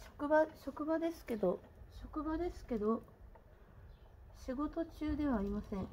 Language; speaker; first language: Japanese; native; Japanese